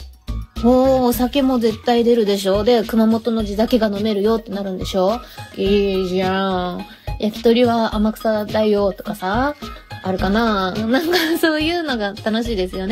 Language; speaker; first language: Japanese; native; Japanese